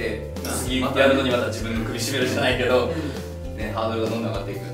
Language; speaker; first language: Japanese; native; Japanese